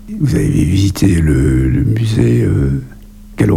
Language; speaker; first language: French; native; French